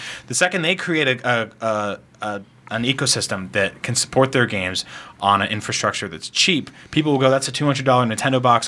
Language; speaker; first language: English; early bilingual, other home language; Italian